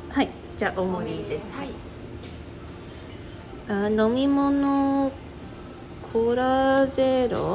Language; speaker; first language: Japanese; non-native, learner; English